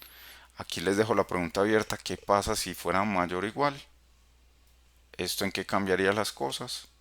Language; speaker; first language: Spanish; native; Spanish